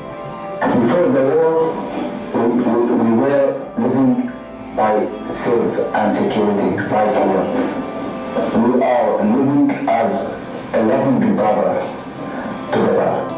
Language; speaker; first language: English; non-native, learner; Arabic